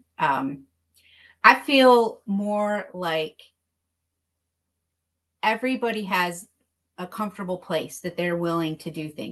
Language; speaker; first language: English; native; English